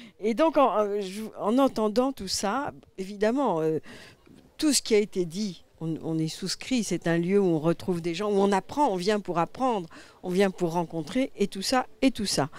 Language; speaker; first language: French; native; French